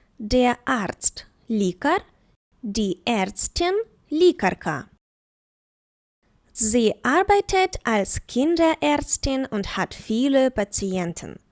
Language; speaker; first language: German; non-native, fluent; Ukrainian